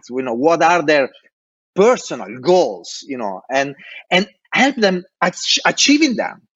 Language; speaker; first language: English; non-native, fluent; Italian